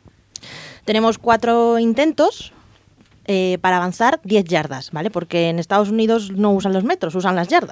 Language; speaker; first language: Spanish; native; Spanish